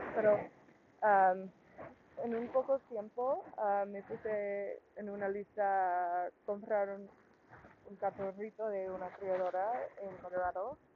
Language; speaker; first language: Spanish; non-native, learner; English